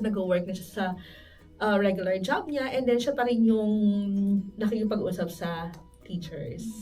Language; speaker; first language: Filipino; native; Filipino